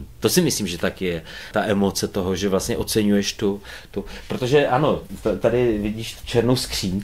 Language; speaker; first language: Czech; native; Czech